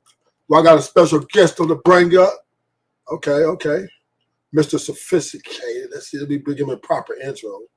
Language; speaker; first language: English; native; English